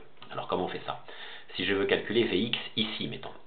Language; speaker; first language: French; native; French